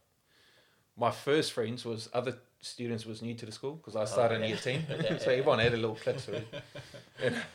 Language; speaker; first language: English; non-native, local second language; Afrikaans